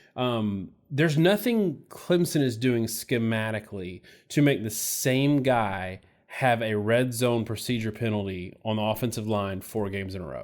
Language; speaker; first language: English; native; English